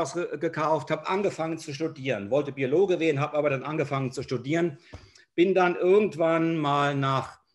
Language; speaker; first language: German; native; German